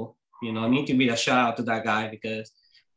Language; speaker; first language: English; non-native, fluent; Spanish